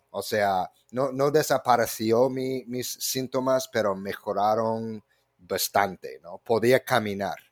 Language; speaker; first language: Spanish; non-native, fluent; English